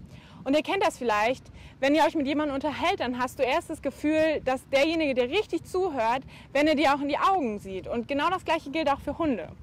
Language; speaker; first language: German; native; German